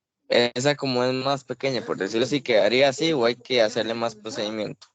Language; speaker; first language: Spanish; native; Spanish